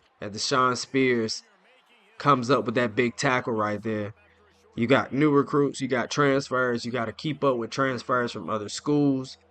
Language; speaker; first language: English; native; English